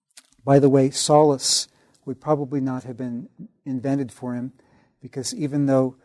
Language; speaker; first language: English; native; English